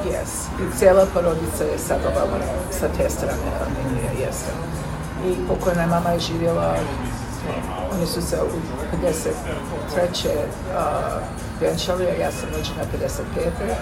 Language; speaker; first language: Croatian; early bilingual, heritage; Serbian